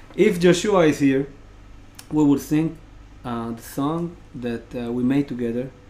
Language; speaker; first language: English; non-native, fluent; Hebrew